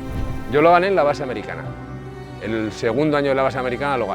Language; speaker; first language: Spanish; native; Spanish